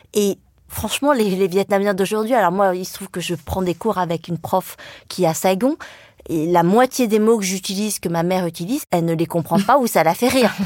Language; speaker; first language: French; early bilingual, other home language; Vietnamese